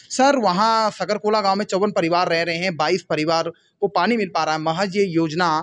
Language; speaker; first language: Hindi; native; Hindi